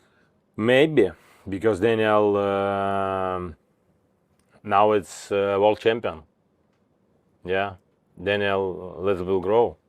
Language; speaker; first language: English; non-native, learner; Ukrainian